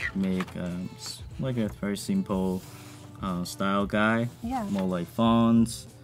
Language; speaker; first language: English; non-native, local second language; Cantonese